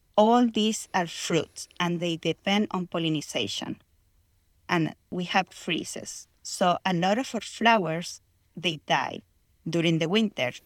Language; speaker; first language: English; non-native, fluent; Spanish